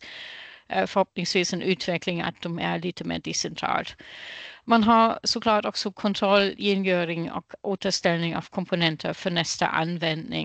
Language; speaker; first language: Swedish; non-native, fluent; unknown